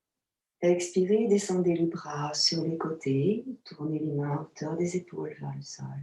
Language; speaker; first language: French; native; French